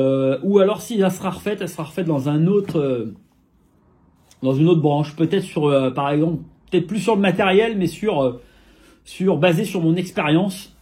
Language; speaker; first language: French; native; French